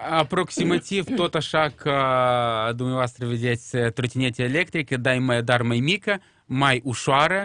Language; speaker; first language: Romanian; non-native, local second language; Russian